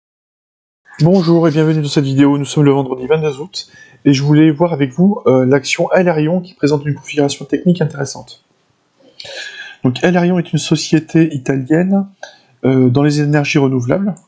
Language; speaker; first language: French; native; French